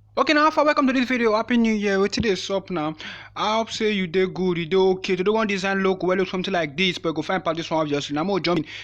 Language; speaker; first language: Nigerian Pidgin; non-native, local second language; Yoruba